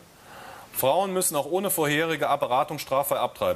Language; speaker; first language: German; native; German